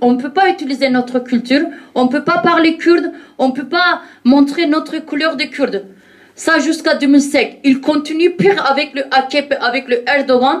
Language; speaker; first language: French; non-native, learner; Kurdish